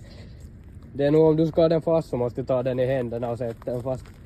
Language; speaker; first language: Swedish; non-native, local second language; Finnish